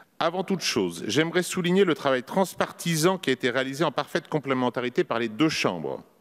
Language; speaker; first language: French; native; French